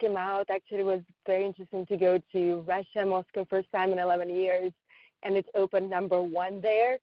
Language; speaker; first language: English; non-native, fluent; Russian